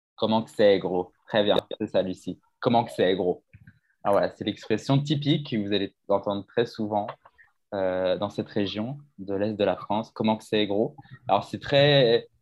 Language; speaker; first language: French; native; French